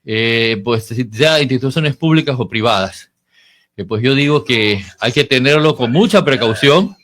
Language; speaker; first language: Spanish; native; Spanish